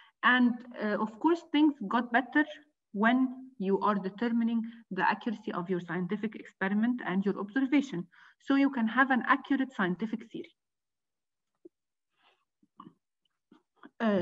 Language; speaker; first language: English; non-native, fluent; Arabic